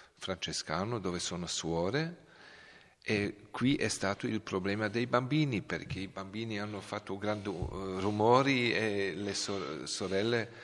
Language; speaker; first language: Italian; non-native, learner; Serbian